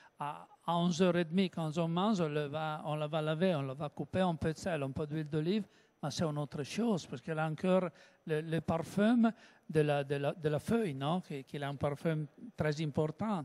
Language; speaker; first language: French; non-native, learner; Italian